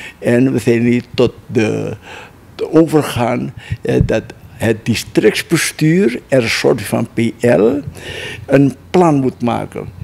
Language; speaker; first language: Dutch; non-native, local second language; Javanese